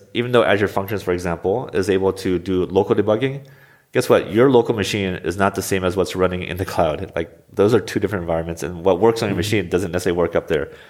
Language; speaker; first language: English; native; English